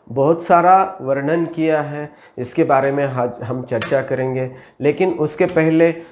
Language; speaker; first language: Hindi; non-native, local second language; Marathi